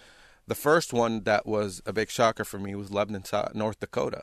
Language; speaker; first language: English; non-native, fluent; Arabic